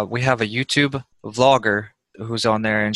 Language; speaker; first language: English; early bilingual, other home language; Russian